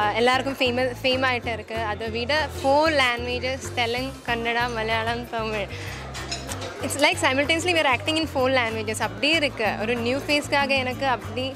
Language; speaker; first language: Tamil; non-native, local second language; Malayalam